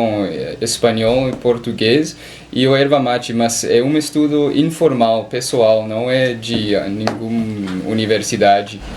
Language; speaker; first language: Portuguese; non-native, learner; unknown